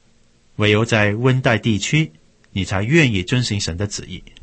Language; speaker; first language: Chinese; native; Chinese